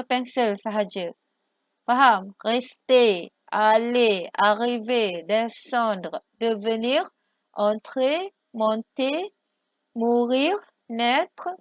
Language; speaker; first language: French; non-native, fluent; Malay